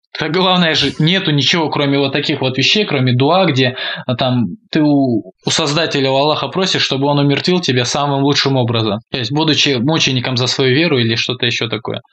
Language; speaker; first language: Russian; native; Russian